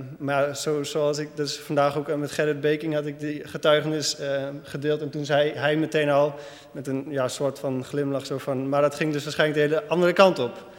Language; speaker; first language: Dutch; native; Dutch